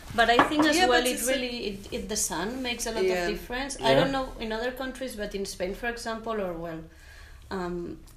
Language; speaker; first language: English; non-native, fluent; Spanish